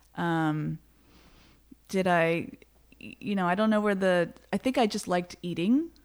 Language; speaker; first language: English; native; English